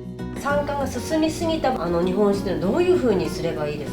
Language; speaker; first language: Japanese; native; Japanese